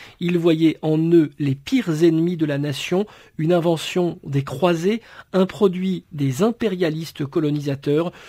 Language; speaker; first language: French; native; French